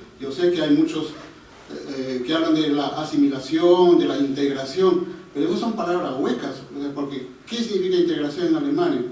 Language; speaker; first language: Spanish; native; Spanish